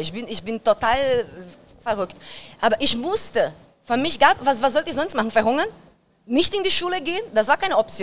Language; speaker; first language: German; non-native, fluent; Portuguese